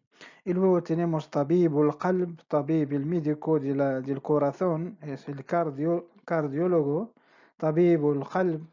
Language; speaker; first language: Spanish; non-native, fluent; Arabic